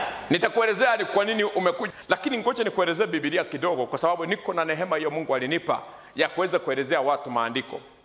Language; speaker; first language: Swahili; non-native, local second language; Gusii